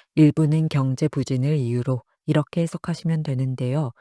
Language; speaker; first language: Korean; native; Korean